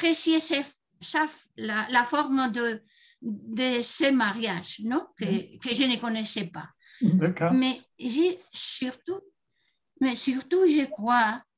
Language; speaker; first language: French; non-native, fluent; Spanish